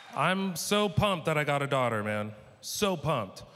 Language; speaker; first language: English; native; English